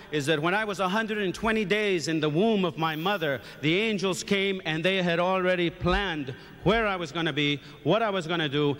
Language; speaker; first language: English; native; English